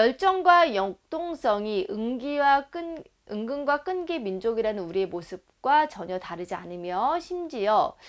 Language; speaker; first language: Korean; native; Korean